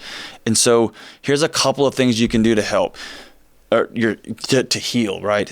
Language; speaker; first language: English; native; English